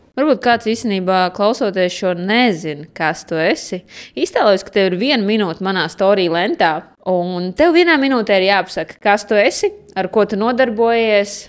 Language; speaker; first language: Latvian; native; Latvian